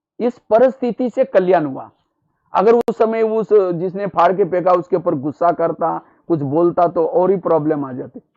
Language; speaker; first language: Hindi; non-native, local second language; Marathi